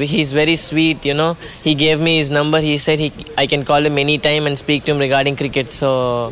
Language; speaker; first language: English; non-native, local second language; Tamil